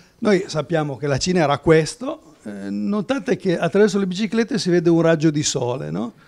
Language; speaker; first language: Italian; native; Italian